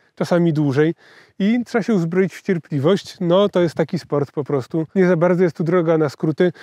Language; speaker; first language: Polish; native; Polish